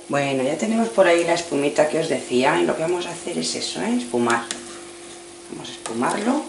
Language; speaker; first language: Spanish; native; Spanish